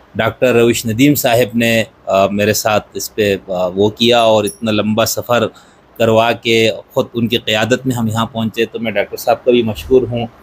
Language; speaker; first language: Urdu; non-native, local second language; Balti